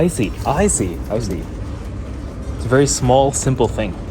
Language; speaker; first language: English; native; English